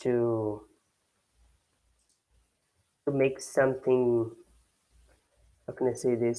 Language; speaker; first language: English; non-native, learner; Portuguese